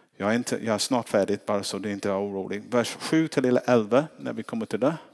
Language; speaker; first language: Swedish; non-native, fluent; English